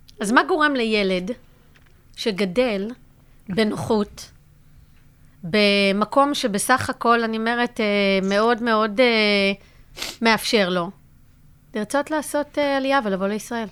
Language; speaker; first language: Hebrew; native; Hebrew